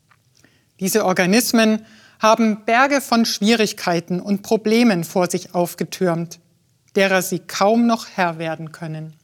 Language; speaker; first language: German; native; German